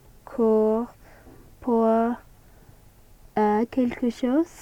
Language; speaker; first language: French; non-native, learner; English